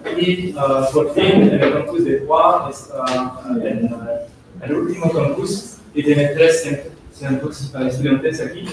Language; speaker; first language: Spanish; non-native, learner; French